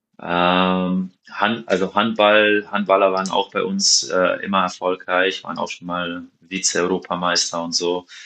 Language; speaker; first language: German; non-native, fluent; Slovenian